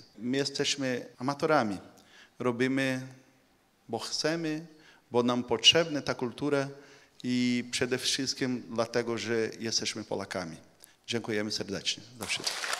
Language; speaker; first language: Polish; early bilingual, heritage; Polish